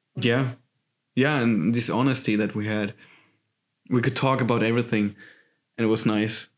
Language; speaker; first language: English; non-native, fluent; German